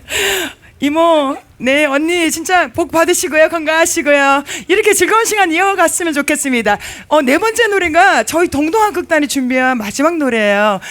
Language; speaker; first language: Korean; native; Korean